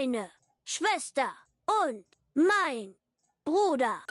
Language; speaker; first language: German; non-native, learner; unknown